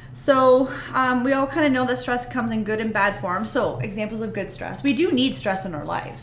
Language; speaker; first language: English; native; English